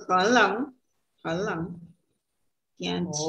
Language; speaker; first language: Chinese; non-native, learner; Spanish